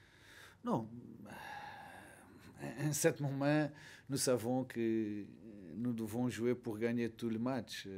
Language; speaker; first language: French; non-native, learner; Portuguese